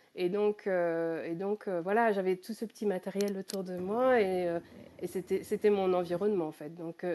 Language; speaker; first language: French; native; French